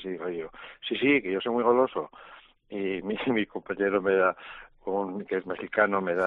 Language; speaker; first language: Spanish; native; Spanish